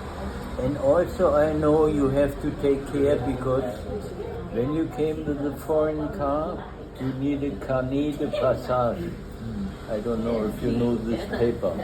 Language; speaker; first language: English; non-native, fluent; German